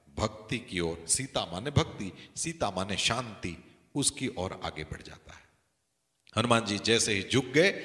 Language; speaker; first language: Hindi; non-native, local second language; Gujarati